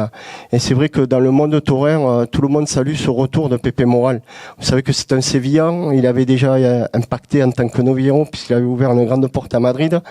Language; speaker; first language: French; native; French